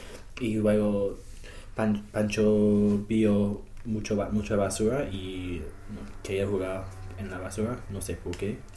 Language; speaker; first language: Spanish; non-native, learner; English